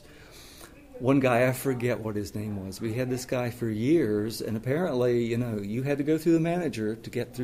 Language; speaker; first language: English; native; English